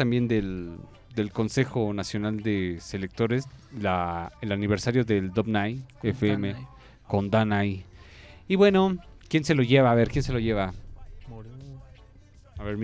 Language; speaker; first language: Spanish; native; Spanish